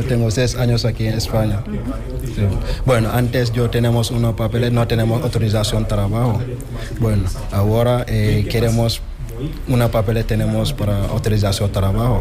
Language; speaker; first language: Spanish; non-native, learner; Wolof